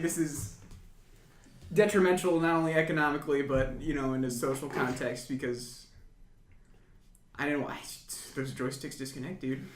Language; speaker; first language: English; native; English